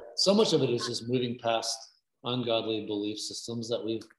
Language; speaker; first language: English; native; English